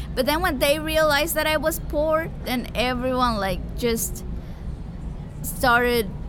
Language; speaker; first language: English; early bilingual, other home language; Spanish